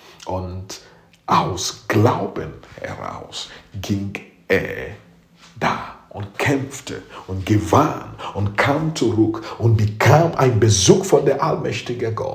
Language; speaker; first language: German; non-native, fluent; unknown